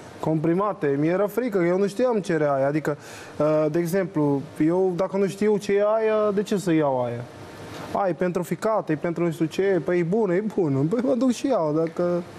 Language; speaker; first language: Romanian; non-native, fluent; Portuguese